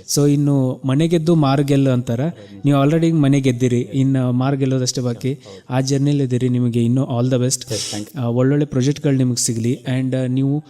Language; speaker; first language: Kannada; native; Kannada